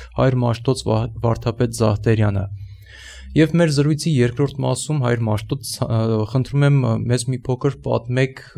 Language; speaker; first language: Armenian; native; Armenian